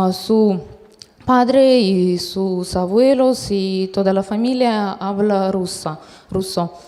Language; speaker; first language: Spanish; non-native, fluent; Russian